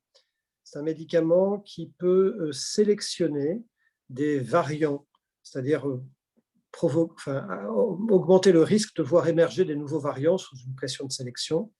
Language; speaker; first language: French; native; French